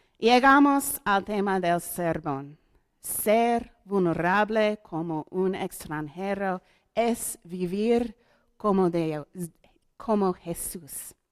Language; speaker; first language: Spanish; non-native, learner; English